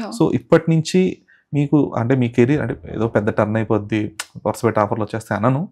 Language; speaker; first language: Telugu; native; Telugu